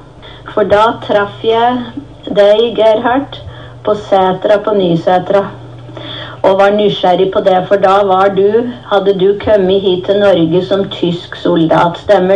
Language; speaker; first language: Norwegian; native; Norwegian